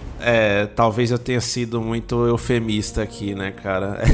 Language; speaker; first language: Portuguese; native; Portuguese